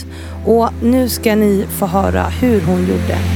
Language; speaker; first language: Swedish; native; Swedish